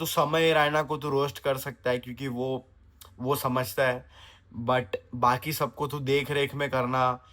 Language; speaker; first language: Hindi; non-native, local second language; Gujarati